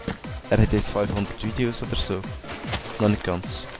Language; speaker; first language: German; native; German